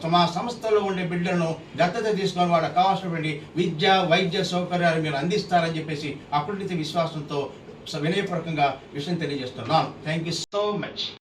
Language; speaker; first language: Telugu; native; Telugu